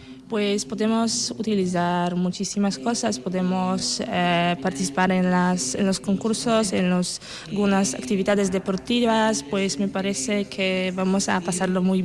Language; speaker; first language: Spanish; non-native, fluent; Polish